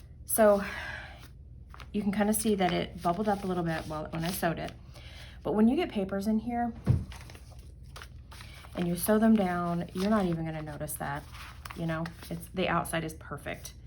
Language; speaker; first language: English; native; English